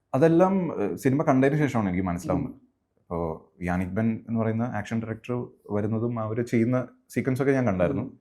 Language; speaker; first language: Malayalam; native; Malayalam